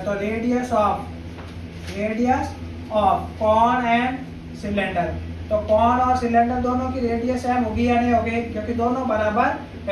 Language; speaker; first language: Hindi; native; Hindi